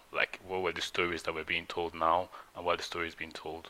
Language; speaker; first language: English; non-native, local second language; Yoruba